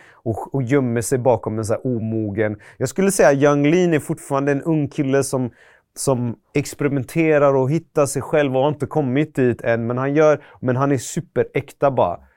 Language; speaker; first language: Swedish; early bilingual, other home language; Persian